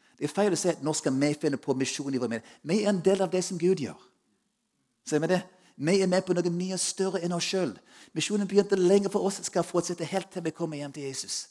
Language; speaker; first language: Norwegian; non-native, fluent; English